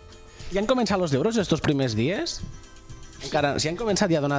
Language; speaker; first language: Catalan; native; Catalan